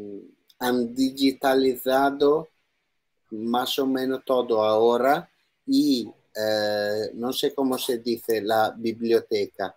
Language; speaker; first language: Spanish; non-native, learner; Italian